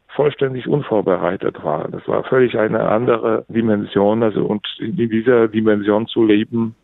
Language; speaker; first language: German; non-native, fluent; Polish